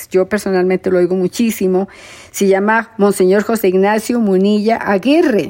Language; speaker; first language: Spanish; native; Spanish